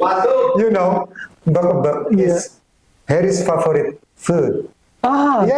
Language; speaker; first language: English; non-native, learner; Indonesian